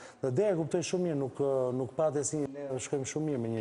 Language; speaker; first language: Albanian; native; Albanian